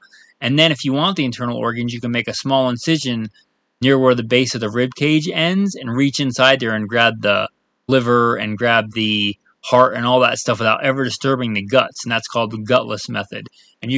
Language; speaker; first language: English; native; English